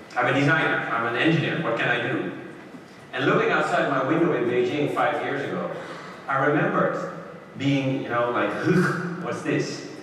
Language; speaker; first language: English; non-native, fluent; Dutch